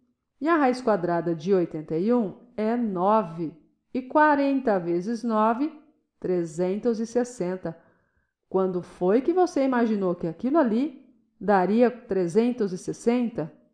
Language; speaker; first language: Portuguese; native; Portuguese